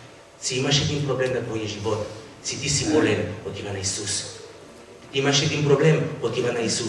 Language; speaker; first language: Bulgarian; non-native, learner; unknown